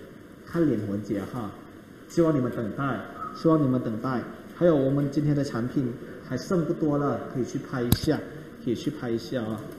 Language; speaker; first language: Chinese; non-native, fluent; Thai